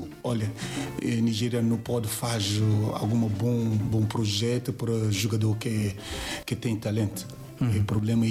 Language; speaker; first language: Portuguese; non-native, learner; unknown